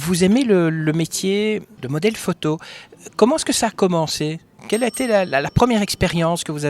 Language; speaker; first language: French; native; French